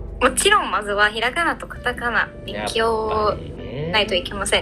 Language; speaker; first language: Japanese; non-native, learner; Arabic